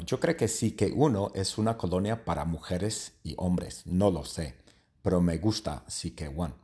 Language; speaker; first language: Spanish; non-native, learner; English